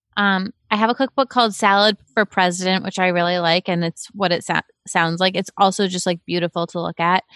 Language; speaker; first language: English; native; English